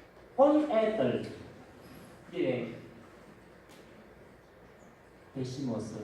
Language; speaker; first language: Spanish; non-native, fluent; Korean